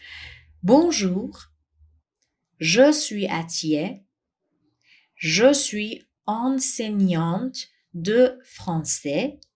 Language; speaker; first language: French; non-native, fluent; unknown